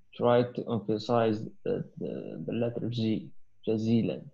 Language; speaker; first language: English; non-native, learner; Arabic